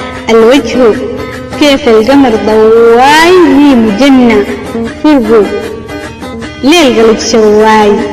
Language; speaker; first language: Arabic; native; Arabic